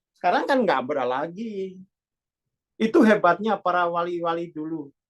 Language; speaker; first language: Indonesian; non-native, local second language; Javanese